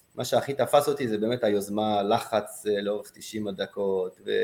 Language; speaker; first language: Hebrew; non-native, fluent; French